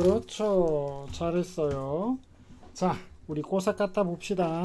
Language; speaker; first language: Korean; native; Korean